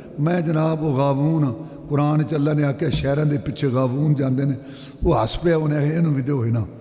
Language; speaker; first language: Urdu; non-native, local second language; Punjabi